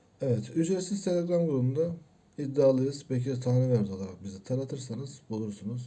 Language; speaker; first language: Turkish; native; Turkish